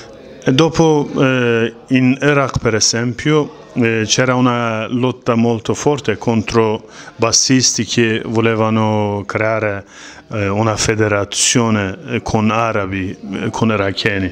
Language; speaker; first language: Italian; non-native, learner; Kurdish